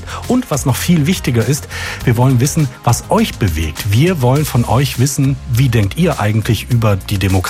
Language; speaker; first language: German; native; German